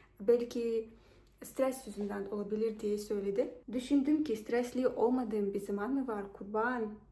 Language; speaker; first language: Turkish; non-native, fluent; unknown